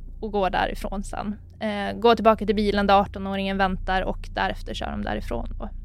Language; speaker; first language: Swedish; native; Swedish